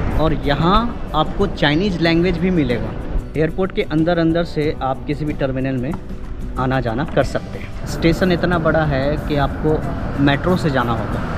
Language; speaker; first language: Hindi; native; Hindi